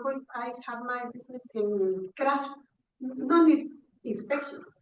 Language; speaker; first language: English; non-native, learner; Spanish